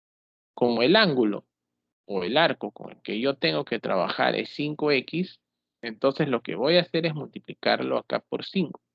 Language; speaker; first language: Spanish; native; Spanish